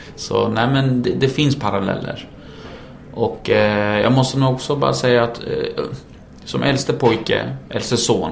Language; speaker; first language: Swedish; early bilingual, other home language; Kurdish